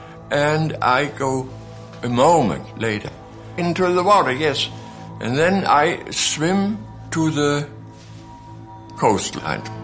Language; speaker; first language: English; non-native, fluent; German